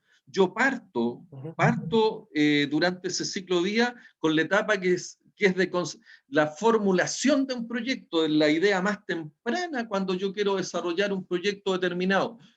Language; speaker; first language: Spanish; native; Spanish